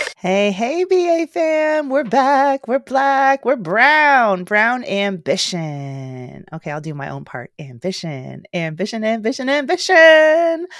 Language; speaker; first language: English; native; English